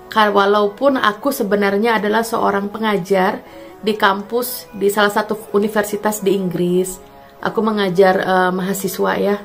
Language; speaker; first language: Indonesian; native; Indonesian